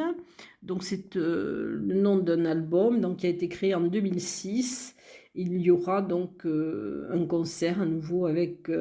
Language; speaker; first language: French; native; French